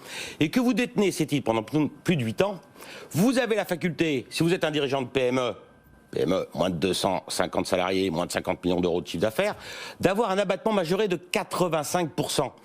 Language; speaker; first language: French; native; French